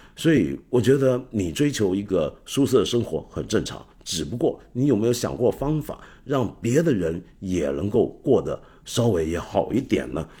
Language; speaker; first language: Chinese; non-native, fluent; Cantonese